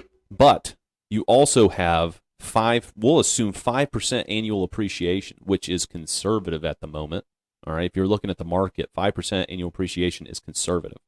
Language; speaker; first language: English; native; English